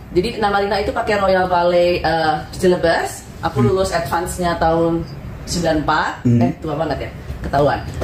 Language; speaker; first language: Indonesian; native; Indonesian